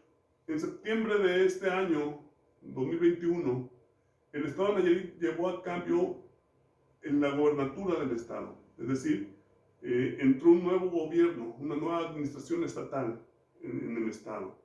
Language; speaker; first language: Spanish; native; Spanish